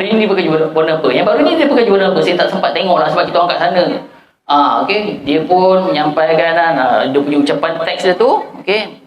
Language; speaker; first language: Malay; native; Malay